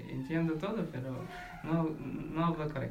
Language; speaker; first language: Spanish; non-native, learner; Ukrainian